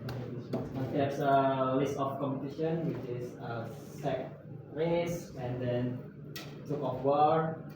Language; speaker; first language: English; non-native, learner; Indonesian